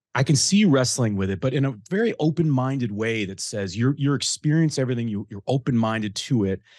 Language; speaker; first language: English; native; English